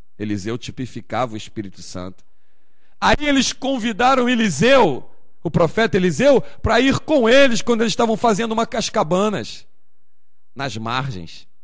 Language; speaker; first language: Portuguese; native; Portuguese